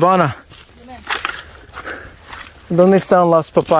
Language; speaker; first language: Spanish; non-native, learner; English